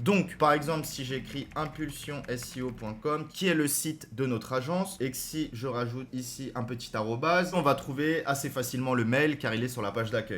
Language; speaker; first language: French; native; French